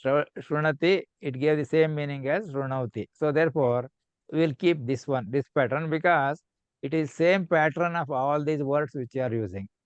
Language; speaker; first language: English; non-native, local second language; Kannada